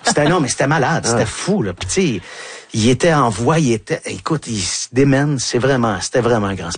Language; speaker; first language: French; native; French